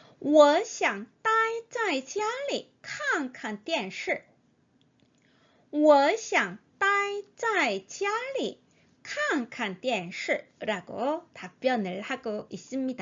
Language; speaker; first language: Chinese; non-native, fluent; Korean